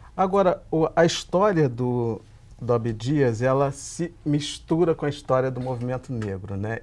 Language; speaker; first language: Portuguese; native; Portuguese